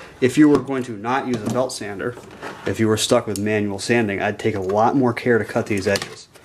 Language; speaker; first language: English; native; English